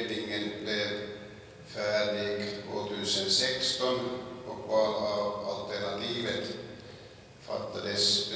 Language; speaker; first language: Swedish; non-native, local second language; Finnish